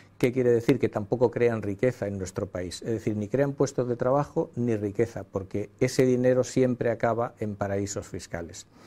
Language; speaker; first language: Spanish; native; Spanish